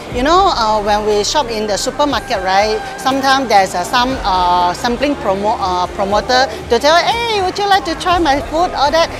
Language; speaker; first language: English; non-native, local second language; Min Nan Chinese